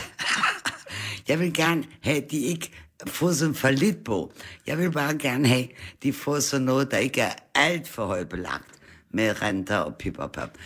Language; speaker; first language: Danish; non-native, fluent; German